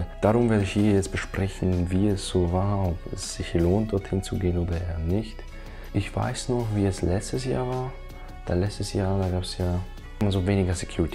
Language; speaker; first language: German; native; German